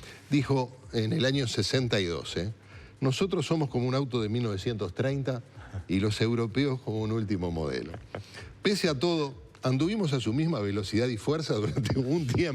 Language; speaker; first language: Spanish; native; Spanish